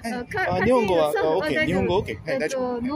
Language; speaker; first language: Japanese; non-native, learner; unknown